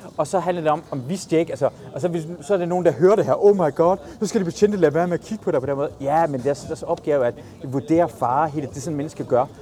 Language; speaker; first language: Danish; early bilingual, other home language; Persian